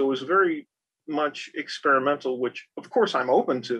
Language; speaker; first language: English; native; English